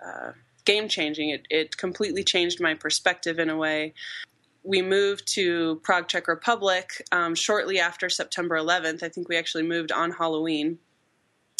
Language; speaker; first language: English; native; English